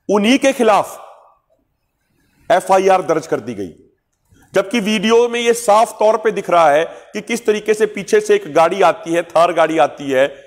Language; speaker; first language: Hindi; non-native, local second language; Punjabi